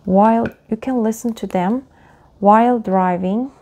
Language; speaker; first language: English; non-native, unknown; Korean